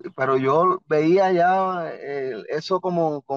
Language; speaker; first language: Spanish; native; Spanish